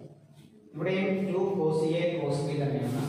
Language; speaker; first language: Malayalam; native; Malayalam